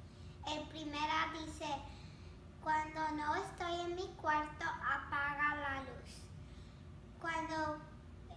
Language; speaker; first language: Spanish; non-native, learner; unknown